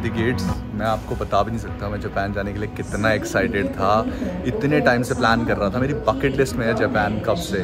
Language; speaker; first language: Hindi; native; Hindi